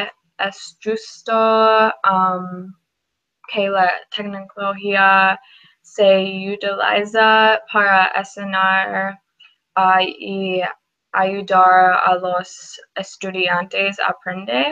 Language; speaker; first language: Spanish; non-native, learner; English